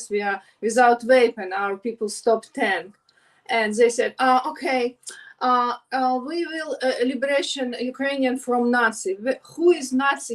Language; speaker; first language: English; non-native, learner; Ukrainian